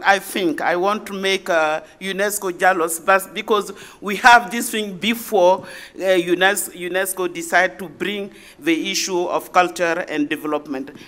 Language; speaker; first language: English; non-native, learner; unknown